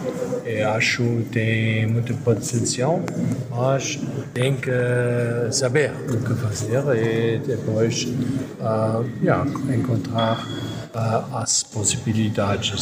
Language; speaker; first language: Portuguese; non-native, learner; German